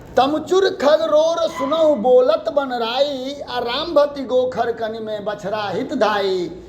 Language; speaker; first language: Hindi; native; Hindi